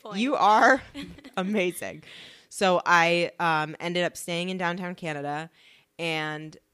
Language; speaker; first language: English; native; English